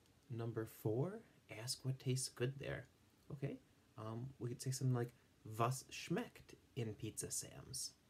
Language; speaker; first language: English; native; English